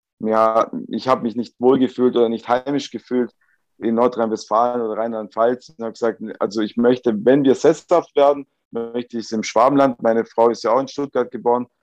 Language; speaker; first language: German; early bilingual, other home language; Italian